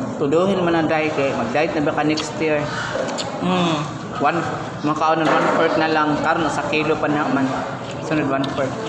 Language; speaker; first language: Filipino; non-native, local second language; Cebuano